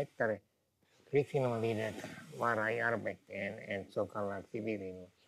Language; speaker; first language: Swedish; non-native, local second language; Finnish